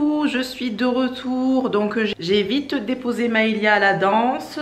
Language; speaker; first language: French; native; French